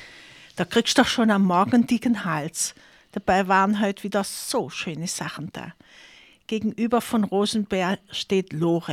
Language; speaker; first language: German; native; German